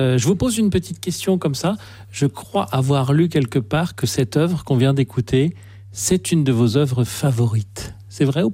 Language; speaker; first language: French; native; French